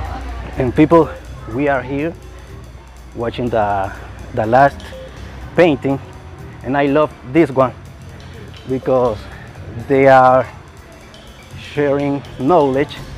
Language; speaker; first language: English; non-native, learner; Spanish